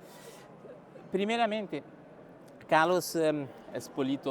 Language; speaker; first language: Spanish; non-native, learner; French